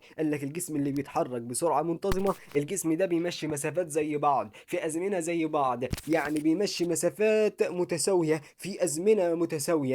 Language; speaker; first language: Arabic; native; Arabic